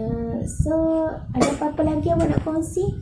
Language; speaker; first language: Malay; native; Malay